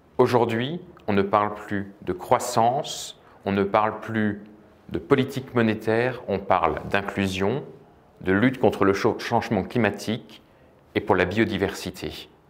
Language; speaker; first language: French; native; French